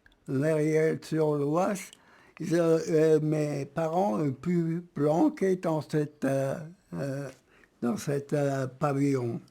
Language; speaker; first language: French; early bilingual, other home language; German